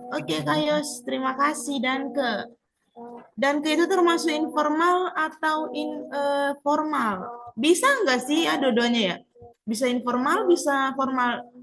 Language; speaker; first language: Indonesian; native; Indonesian